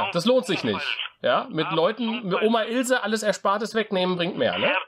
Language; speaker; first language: German; native; German